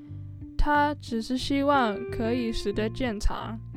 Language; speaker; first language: Chinese; early bilingual, heritage; Chinese